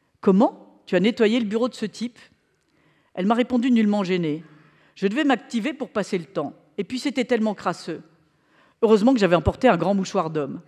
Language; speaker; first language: French; native; French